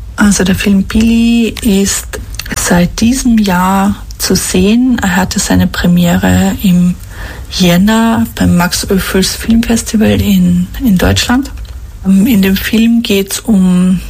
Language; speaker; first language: German; non-native, local second language; Slovenian